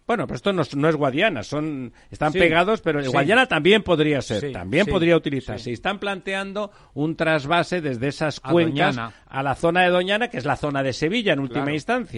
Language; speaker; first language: Spanish; native; Spanish